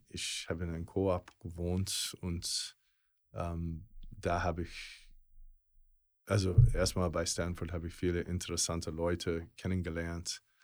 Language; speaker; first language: German; non-native, fluent; English